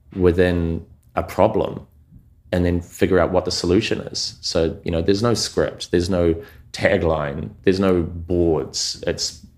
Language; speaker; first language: English; native; English